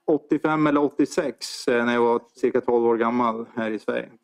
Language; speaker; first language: Swedish; native; Swedish